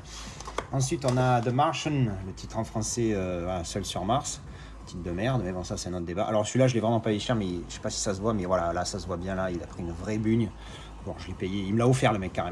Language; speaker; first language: French; native; French